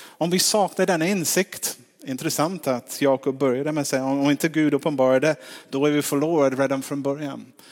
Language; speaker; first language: Swedish; non-native, fluent; English